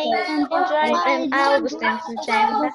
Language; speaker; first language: English; non-native, learner; Russian